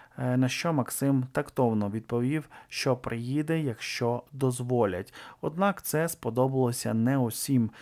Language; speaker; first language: Ukrainian; native; Ukrainian